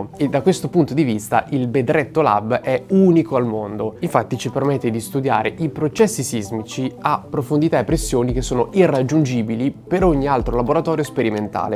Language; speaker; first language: Italian; native; Italian